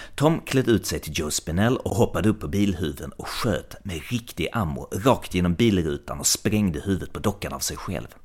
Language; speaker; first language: English; non-native, fluent; Swedish